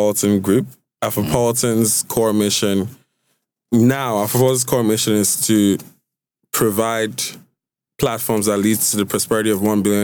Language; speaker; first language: English; non-native, local second language; Igbo